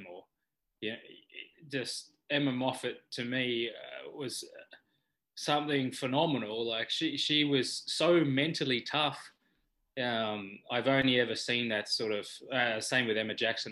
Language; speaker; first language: English; native; English